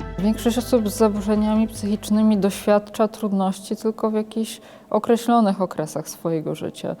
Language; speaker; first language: Polish; native; Polish